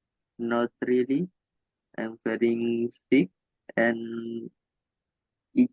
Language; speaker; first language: English; non-native, learner; Indonesian